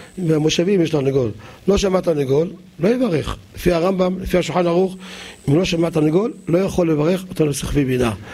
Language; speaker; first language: Hebrew; native; Hebrew